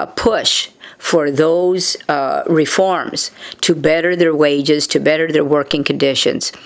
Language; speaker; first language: English; native; English